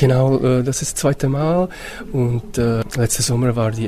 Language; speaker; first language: German; non-native, fluent; Czech